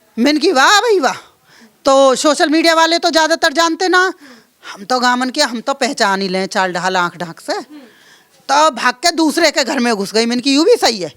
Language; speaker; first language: Hindi; native; Hindi